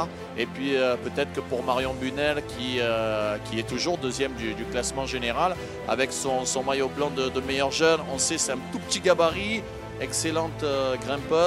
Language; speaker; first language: French; native; French